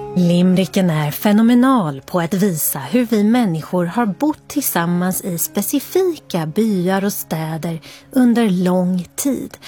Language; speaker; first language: Swedish; native; Swedish